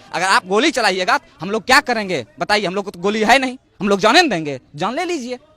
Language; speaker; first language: Hindi; native; Hindi